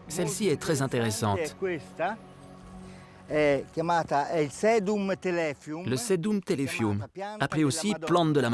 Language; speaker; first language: French; native; French